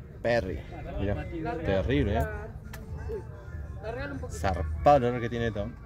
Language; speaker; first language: Spanish; native; Spanish